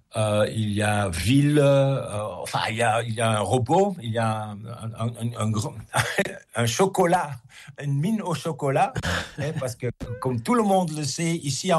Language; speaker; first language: French; native; French